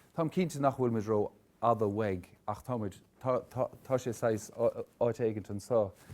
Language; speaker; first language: Irish; native; Irish